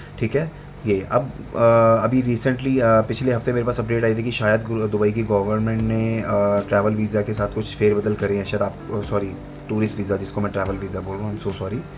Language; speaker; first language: Hindi; native; Hindi